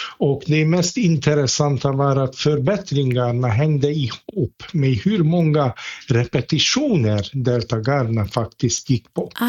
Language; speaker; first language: Swedish; non-native, fluent; Hungarian